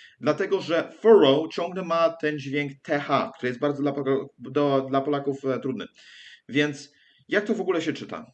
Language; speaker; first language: Polish; early bilingual, heritage; English